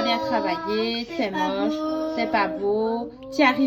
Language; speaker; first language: French; native; French